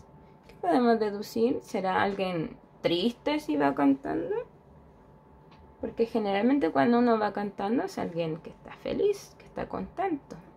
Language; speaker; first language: Spanish; native; Spanish